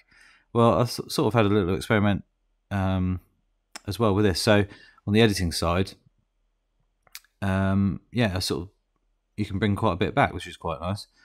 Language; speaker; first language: English; native; English